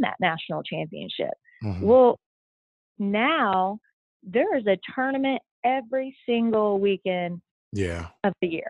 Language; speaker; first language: English; native; English